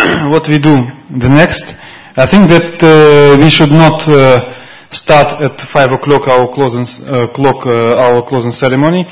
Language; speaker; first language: English; non-native, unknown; Russian